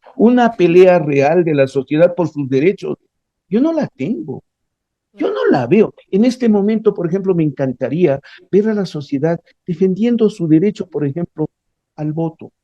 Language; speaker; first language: Spanish; native; Spanish